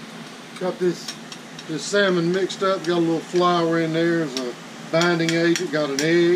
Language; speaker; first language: English; native; English